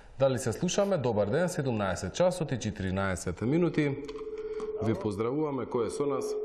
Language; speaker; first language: Macedonian; native; Macedonian